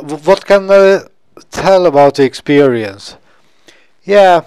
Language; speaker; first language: English; non-native, fluent; Swedish